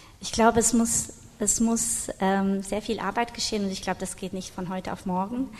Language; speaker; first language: German; early bilingual, other home language; Bosnian